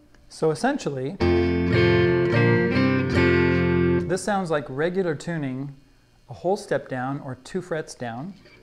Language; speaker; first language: English; native; English